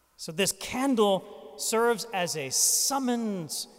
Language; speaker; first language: English; native; English